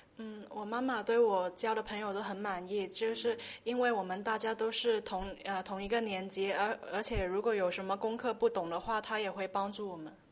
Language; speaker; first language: Chinese; early bilingual, heritage; Chinese